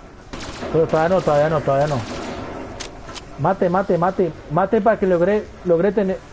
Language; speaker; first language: Spanish; native; Spanish